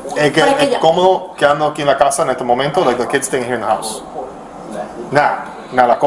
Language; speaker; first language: Spanish; early bilingual, heritage; Spanish